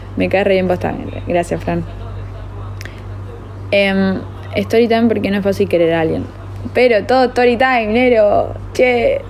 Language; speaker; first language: Spanish; native; Spanish